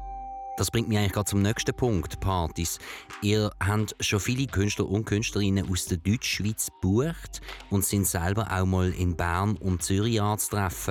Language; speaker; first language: German; native; German